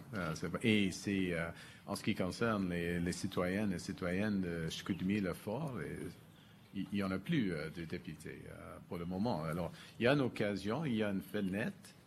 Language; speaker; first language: French; non-native, fluent; English